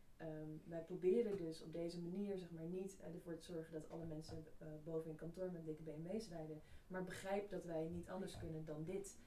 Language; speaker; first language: Dutch; native; Dutch